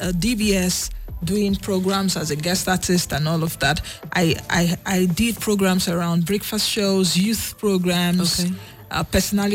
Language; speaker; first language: English; non-native, local second language; Igbo